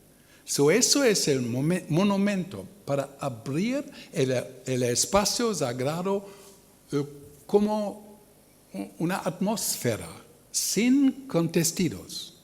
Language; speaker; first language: Spanish; non-native, learner; German